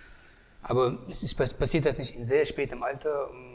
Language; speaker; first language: German; native; German